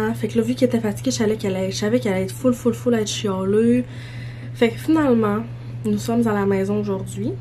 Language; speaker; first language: French; native; French